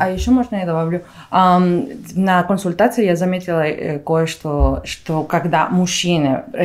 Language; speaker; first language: Russian; non-native, fluent; Spanish